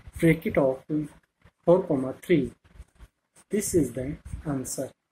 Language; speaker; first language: English; non-native, local second language; Hindi